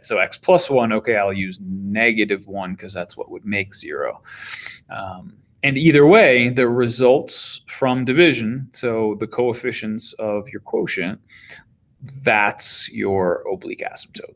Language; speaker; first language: English; native; English